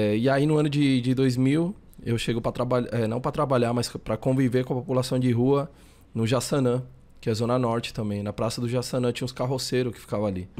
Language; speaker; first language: Portuguese; early bilingual, other home language; Spanish